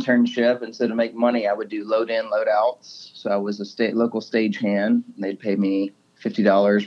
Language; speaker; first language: English; native; English